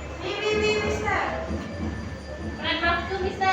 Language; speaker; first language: English; non-native, learner; Indonesian